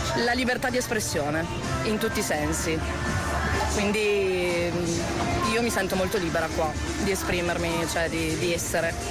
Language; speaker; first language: Italian; non-native, fluent; Portuguese